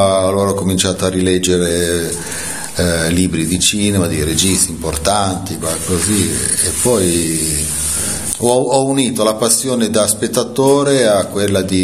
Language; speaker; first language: Italian; native; Italian